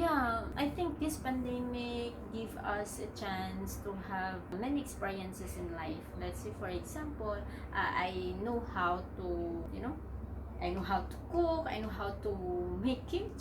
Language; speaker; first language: English; non-native, local second language; Filipino